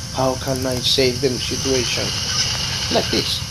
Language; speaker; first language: English; non-native, fluent; Italian